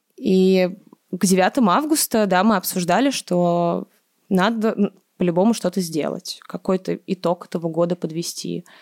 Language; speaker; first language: Russian; native; Russian